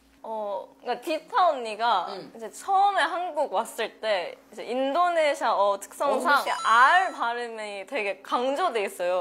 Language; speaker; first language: Korean; non-native, fluent; Indonesian